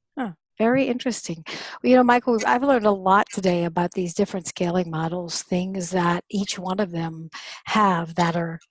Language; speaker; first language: English; native; English